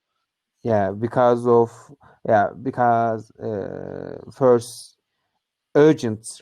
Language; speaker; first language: English; non-native, learner; Turkish